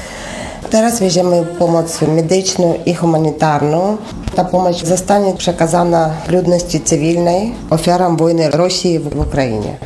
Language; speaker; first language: Polish; non-native, fluent; Ukrainian